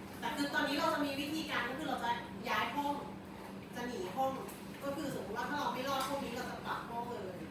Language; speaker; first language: Thai; native; Thai